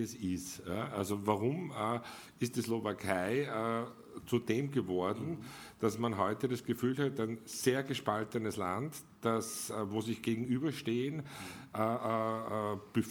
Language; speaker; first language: German; native; German